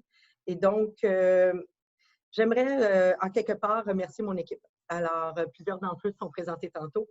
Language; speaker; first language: French; native; French